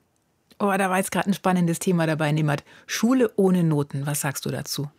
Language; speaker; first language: German; native; German